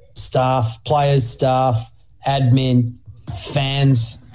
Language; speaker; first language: English; native; English